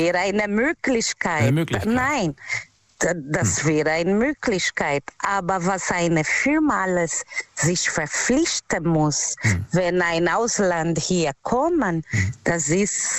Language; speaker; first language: German; non-native, learner; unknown